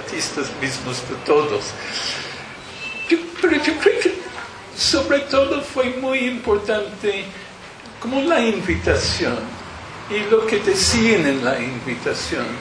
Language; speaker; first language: Spanish; non-native, fluent; English